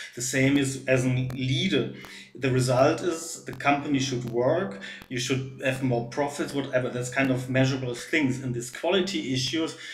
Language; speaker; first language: English; non-native, fluent; German